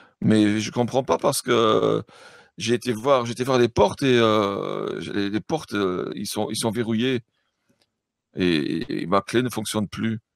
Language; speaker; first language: French; native; French